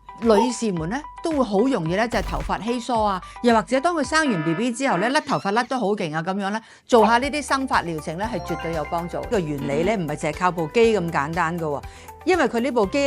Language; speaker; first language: Cantonese; native; Cantonese